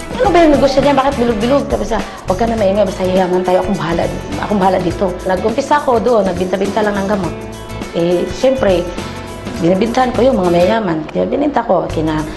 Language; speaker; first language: Filipino; non-native, local second language; Cebuano